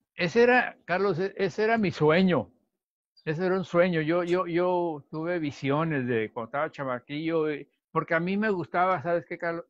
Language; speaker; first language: Spanish; native; Spanish